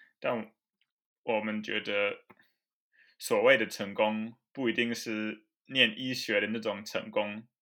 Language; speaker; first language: Chinese; non-native, fluent; German